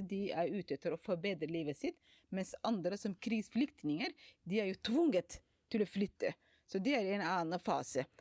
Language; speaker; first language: Norwegian; non-native, fluent; Somali